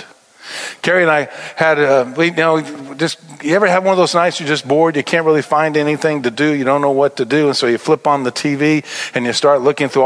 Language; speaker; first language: English; native; English